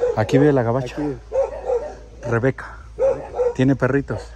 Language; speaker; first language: Spanish; native; Spanish